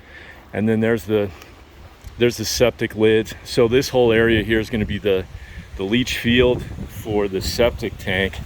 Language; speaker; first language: English; native; English